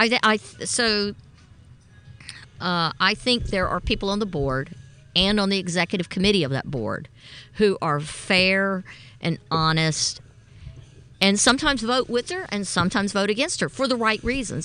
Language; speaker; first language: English; native; English